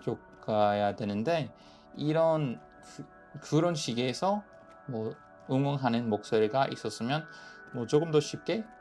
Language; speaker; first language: Korean; non-native, fluent; English